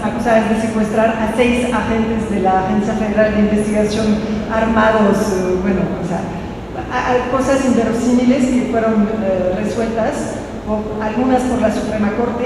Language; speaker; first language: Spanish; non-native, fluent; French